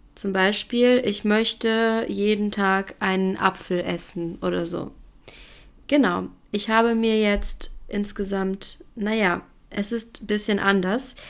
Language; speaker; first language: German; native; German